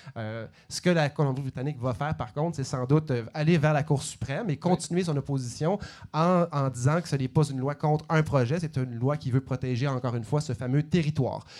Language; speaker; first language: French; native; French